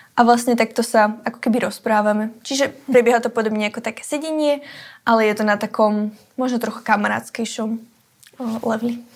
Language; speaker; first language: Slovak; native; Slovak